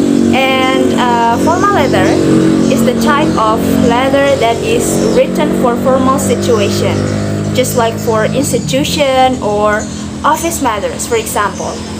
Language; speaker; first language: English; non-native, fluent; Indonesian